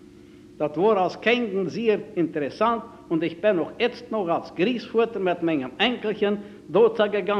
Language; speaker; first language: German; native; German